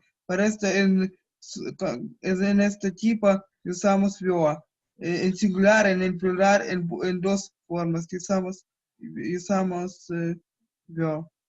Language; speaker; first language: Spanish; non-native, learner; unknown